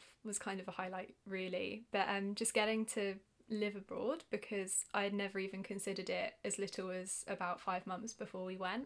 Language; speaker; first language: English; native; English